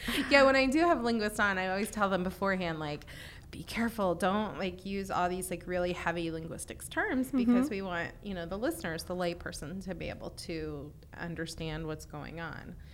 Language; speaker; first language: English; native; English